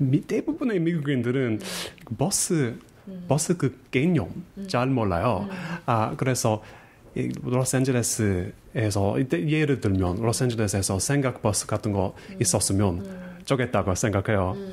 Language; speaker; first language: Korean; non-native, fluent; English